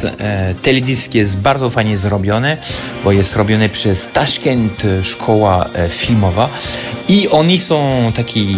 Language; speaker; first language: Polish; non-native, learner; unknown